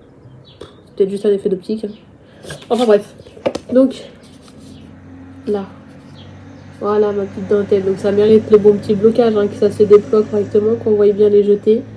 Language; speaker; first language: French; native; French